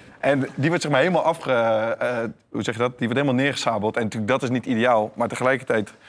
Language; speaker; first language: Dutch; native; Dutch